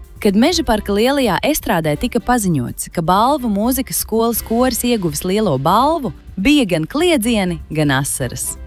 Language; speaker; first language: Latvian; native; Latvian